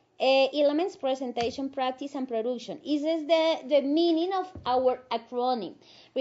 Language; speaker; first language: English; non-native, fluent; Spanish